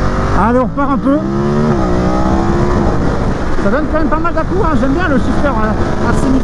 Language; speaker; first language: French; native; French